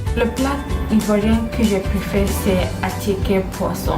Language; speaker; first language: French; non-native, learner; Swahili